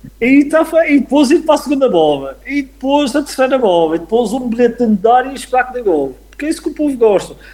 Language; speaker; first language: Portuguese; native; Portuguese